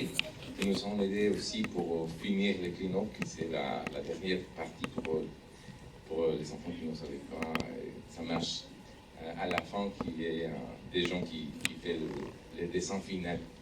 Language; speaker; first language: French; non-native, learner; Spanish